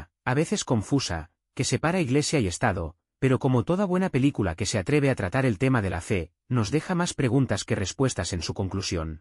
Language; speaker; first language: Spanish; native; Spanish